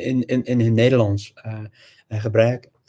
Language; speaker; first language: Dutch; non-native, fluent; English